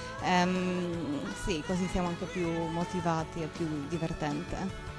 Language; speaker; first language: Italian; non-native, fluent; Polish